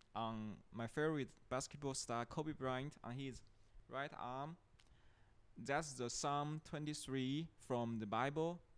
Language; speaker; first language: English; non-native, fluent; Chinese